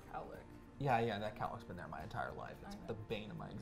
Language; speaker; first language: English; native; English